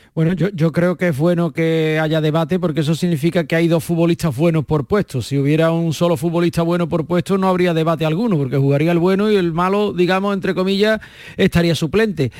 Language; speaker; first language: Spanish; native; Spanish